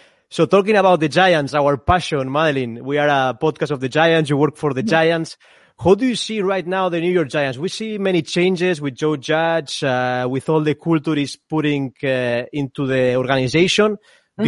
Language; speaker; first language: English; non-native, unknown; Spanish